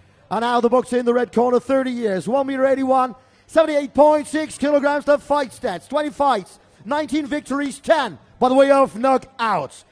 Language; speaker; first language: English; non-native, fluent; German